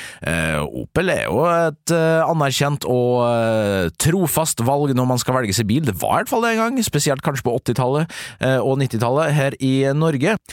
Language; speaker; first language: Norwegian; native; Norwegian